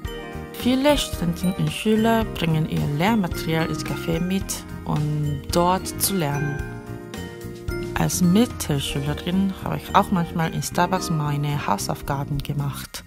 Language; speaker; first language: German; non-native, fluent; Korean